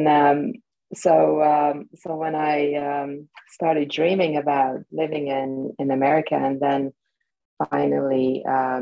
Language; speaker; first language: English; non-native, fluent; Slovak